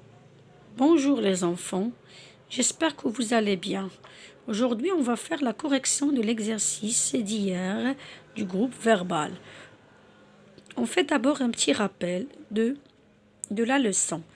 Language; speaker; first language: French; non-native, local second language; Arabic